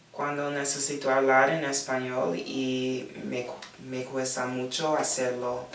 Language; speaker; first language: Spanish; non-native, learner; English